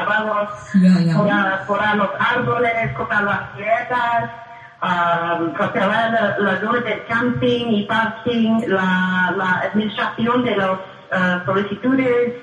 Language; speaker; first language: Spanish; non-native, fluent; English